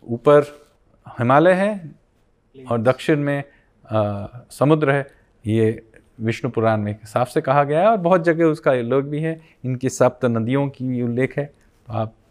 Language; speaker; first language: Hindi; non-native, local second language; Bangla